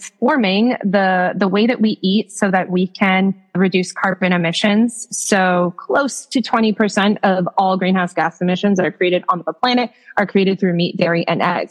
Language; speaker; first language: English; native; English